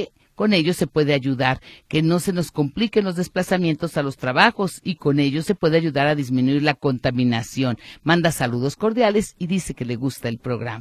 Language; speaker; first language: Spanish; native; Spanish